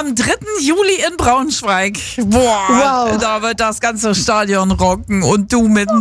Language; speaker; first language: German; native; German